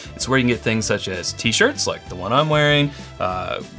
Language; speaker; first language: English; native; English